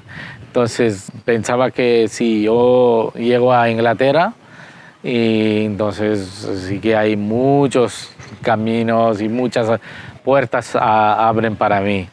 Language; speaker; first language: Spanish; non-native, fluent; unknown